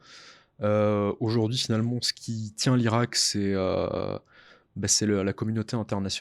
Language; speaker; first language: French; native; French